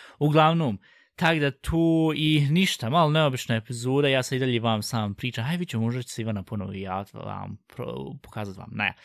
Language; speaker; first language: Bosnian; early bilingual, heritage; Bosnian